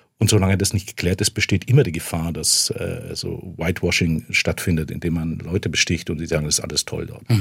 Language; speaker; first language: German; native; German